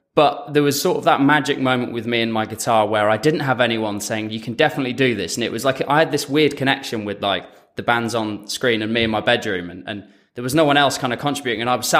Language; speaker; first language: English; native; English